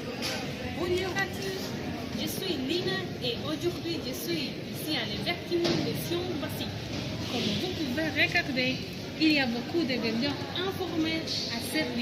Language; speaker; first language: French; non-native, learner; Spanish